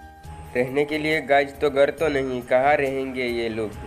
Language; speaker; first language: Hindi; non-native, local second language; Bangla